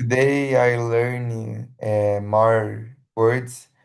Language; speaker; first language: English; non-native, learner; Portuguese